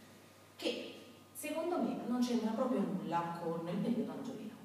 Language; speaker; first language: Italian; native; Italian